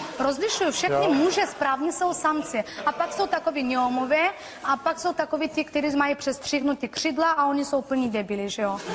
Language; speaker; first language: Czech; non-native, fluent; Bulgarian